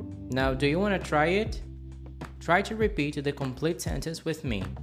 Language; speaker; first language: English; non-native, fluent; Portuguese